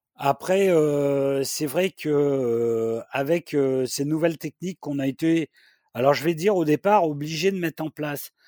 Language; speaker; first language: French; native; French